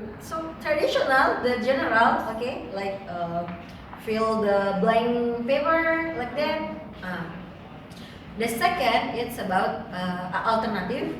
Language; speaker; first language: English; non-native, learner; Indonesian